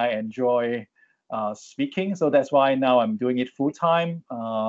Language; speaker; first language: English; non-native, local second language; Cantonese